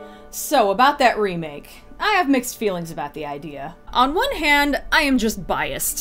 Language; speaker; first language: English; native; English